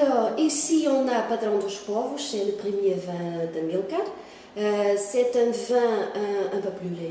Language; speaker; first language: French; non-native, fluent; Portuguese